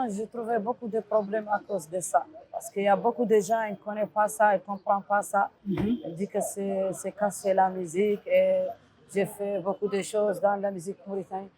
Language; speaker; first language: French; non-native, learner; Arabic